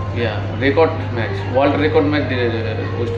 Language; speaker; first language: English; non-native, learner; Bangla